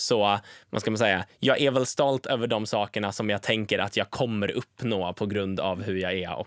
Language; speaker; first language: Swedish; native; Swedish